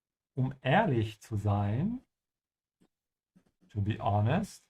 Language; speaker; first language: German; non-native, fluent; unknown